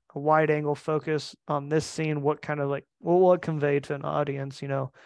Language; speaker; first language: English; native; English